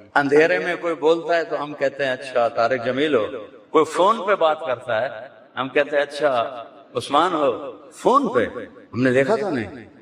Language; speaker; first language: Urdu; non-native, local second language; Punjabi